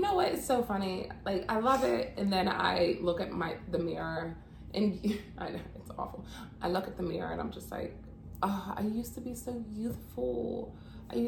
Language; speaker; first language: English; native; English